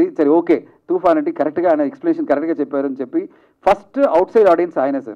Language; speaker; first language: Telugu; non-native, fluent; Tamil